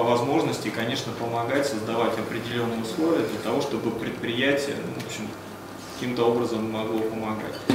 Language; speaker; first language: Russian; native; Russian